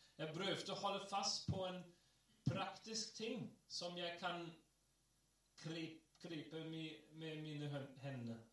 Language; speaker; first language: Norwegian; non-native, fluent; English